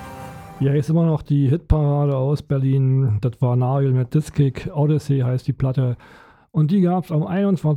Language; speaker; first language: German; native; German